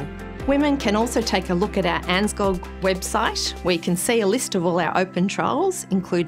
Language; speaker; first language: English; native; English